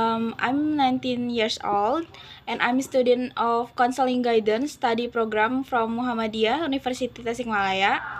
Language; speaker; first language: English; non-native, learner; Indonesian